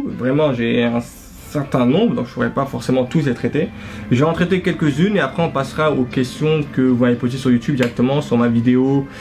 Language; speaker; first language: French; early bilingual, other home language; Arabic